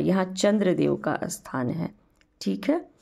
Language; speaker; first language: Hindi; native; Hindi